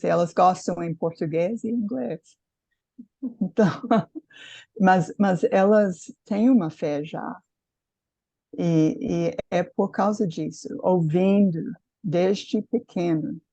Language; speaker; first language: Portuguese; non-native, fluent; English